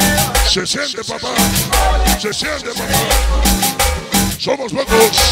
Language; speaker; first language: Spanish; native; Spanish